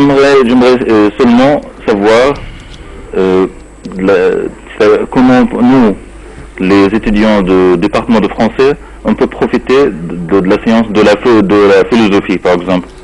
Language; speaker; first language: French; non-native, fluent; Arabic